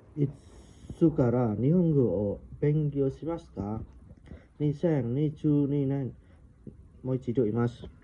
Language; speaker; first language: Japanese; non-native, learner; Indonesian